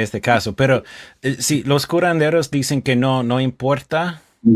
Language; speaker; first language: Spanish; non-native, fluent; English